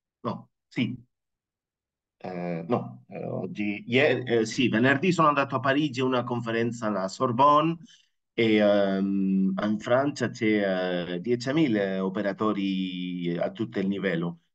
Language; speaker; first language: Italian; non-native, fluent; Spanish